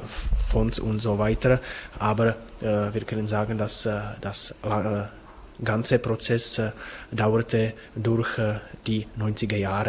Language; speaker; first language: German; non-native, fluent; Czech